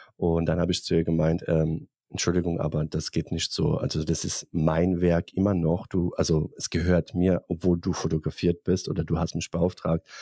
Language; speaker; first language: German; non-native, fluent; Bosnian